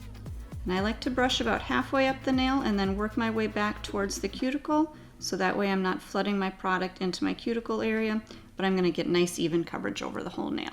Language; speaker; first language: English; native; English